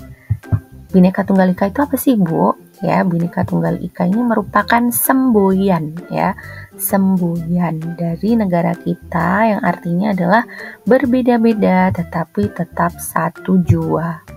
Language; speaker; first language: Indonesian; native; Indonesian